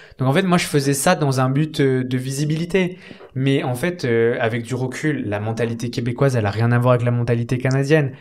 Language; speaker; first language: French; native; French